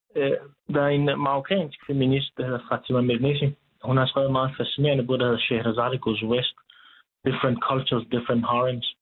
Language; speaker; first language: Danish; early bilingual, other home language; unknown